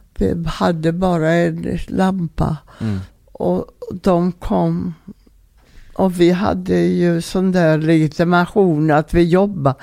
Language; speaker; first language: Swedish; non-native, fluent; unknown